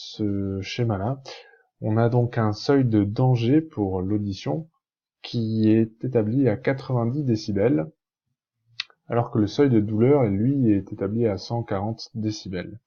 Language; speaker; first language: French; native; French